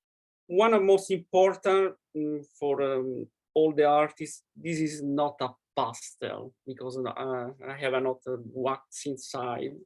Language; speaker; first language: English; non-native, learner; Italian